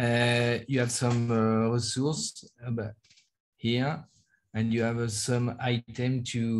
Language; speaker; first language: English; non-native, learner; French